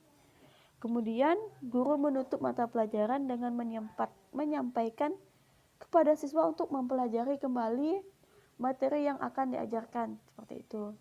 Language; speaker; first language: Indonesian; native; Indonesian